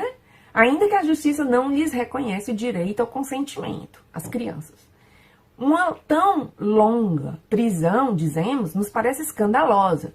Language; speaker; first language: Portuguese; non-native, fluent; Spanish